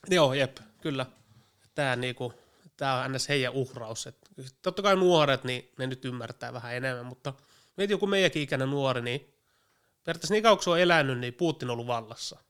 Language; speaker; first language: Finnish; native; Finnish